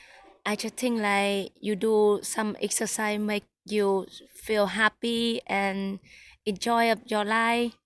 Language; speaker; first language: English; non-native, learner; Vietnamese